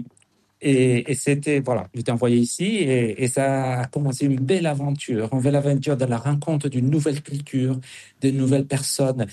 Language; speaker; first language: French; non-native, fluent; Spanish